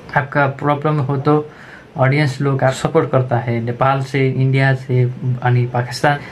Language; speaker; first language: Hindi; non-native, local second language; Nepali